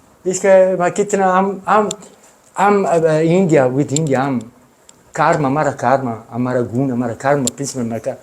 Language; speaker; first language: Hindi; non-native, learner; Italian